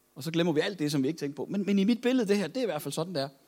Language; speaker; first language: Danish; native; Danish